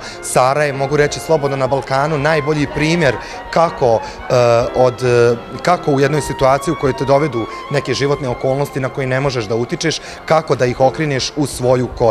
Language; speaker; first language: Bosnian; native; Bosnian